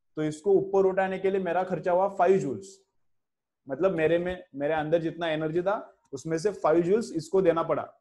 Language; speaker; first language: Hindi; non-native, local second language; Marathi